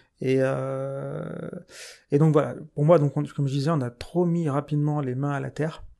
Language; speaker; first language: French; native; French